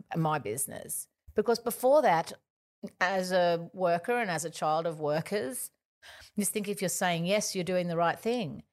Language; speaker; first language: English; native; English